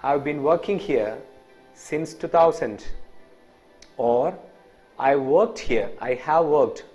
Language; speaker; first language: English; non-native, local second language; Malayalam